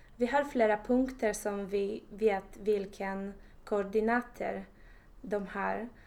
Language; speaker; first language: Swedish; non-native, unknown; Polish